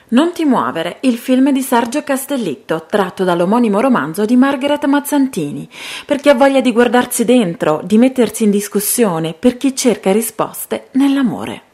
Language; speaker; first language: Italian; native; Italian